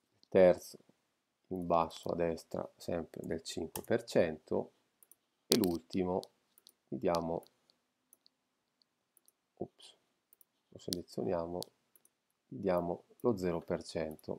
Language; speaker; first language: Italian; native; Italian